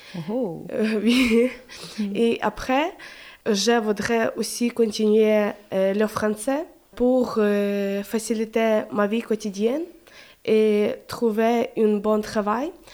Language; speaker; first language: French; non-native, learner; Ukrainian